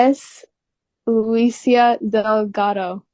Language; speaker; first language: Spanish; non-native, learner; English